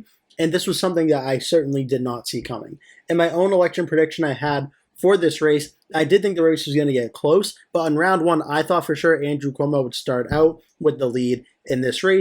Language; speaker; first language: English; native; English